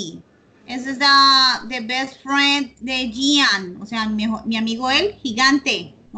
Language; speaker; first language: English; non-native, learner; Spanish